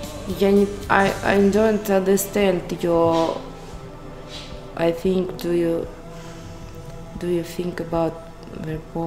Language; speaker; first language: English; non-native, learner; Russian